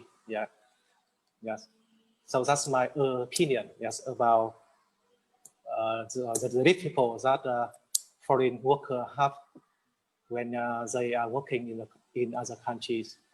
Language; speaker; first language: English; non-native, learner; Vietnamese